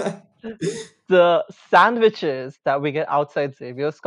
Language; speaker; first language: English; non-native, local second language; Hindi